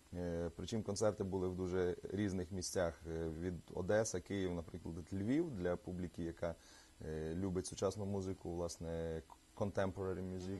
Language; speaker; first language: Ukrainian; native; Ukrainian